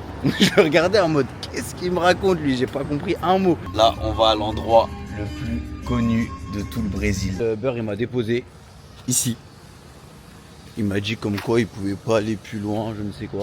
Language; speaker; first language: French; native; French